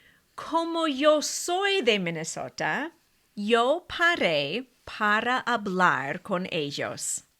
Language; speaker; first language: Spanish; non-native, fluent; English